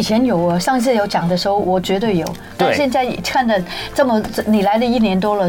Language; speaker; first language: Chinese; native; Chinese